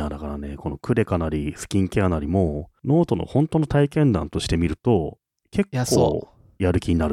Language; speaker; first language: Japanese; native; Japanese